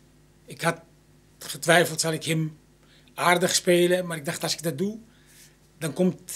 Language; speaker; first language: Dutch; non-native, local second language; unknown